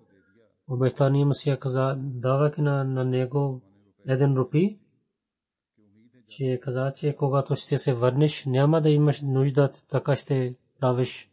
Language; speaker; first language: Bulgarian; non-native, fluent; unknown